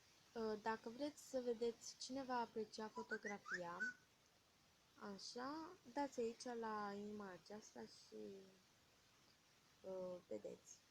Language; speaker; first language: Romanian; native; Romanian